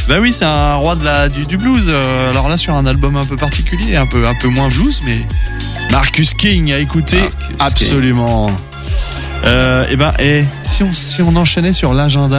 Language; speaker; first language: French; native; French